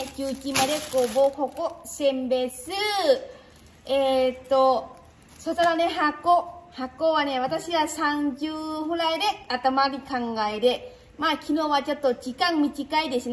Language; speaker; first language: Japanese; non-native, learner; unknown